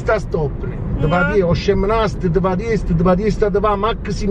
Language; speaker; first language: Polish; non-native, learner; Italian